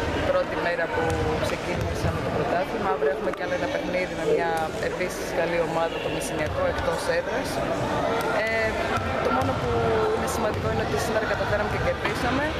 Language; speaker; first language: Greek; native; Greek